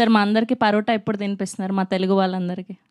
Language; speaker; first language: Telugu; native; Telugu